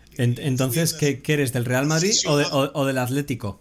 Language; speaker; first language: Spanish; native; Spanish